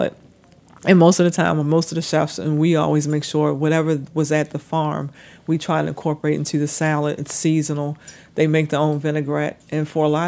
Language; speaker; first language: English; native; English